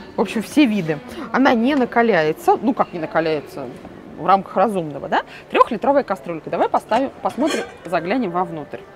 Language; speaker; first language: Russian; native; Russian